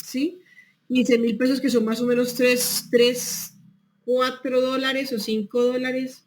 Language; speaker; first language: Spanish; native; Spanish